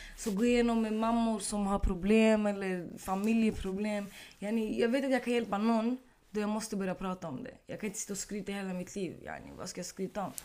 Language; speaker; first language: Swedish; early bilingual, other home language; Arabic